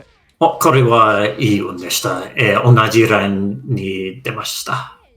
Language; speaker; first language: Japanese; non-native, fluent; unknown